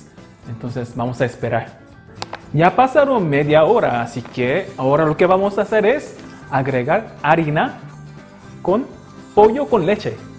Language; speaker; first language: Spanish; non-native, local second language; Korean